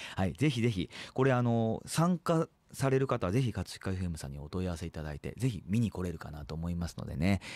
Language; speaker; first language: Japanese; native; Japanese